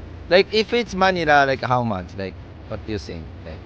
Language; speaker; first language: English; non-native, learner; Japanese